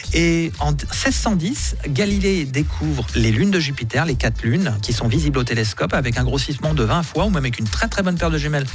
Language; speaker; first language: French; native; French